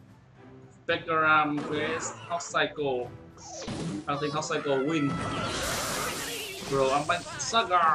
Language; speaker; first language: English; non-native, learner; Vietnamese